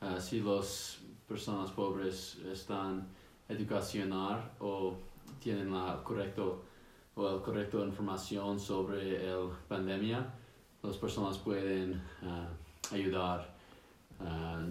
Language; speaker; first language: Spanish; non-native, learner; English